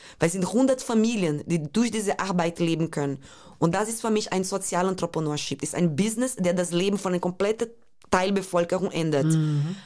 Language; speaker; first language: German; non-native, fluent; Portuguese